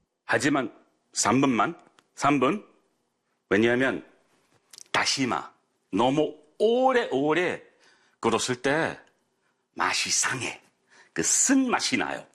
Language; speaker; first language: Korean; non-native, fluent; English